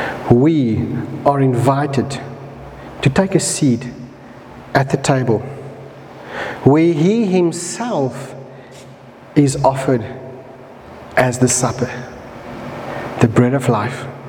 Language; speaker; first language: English; non-native, local second language; Afrikaans